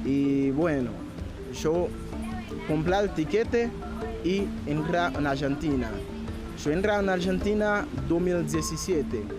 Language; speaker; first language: Spanish; non-native, learner; Haitian Creole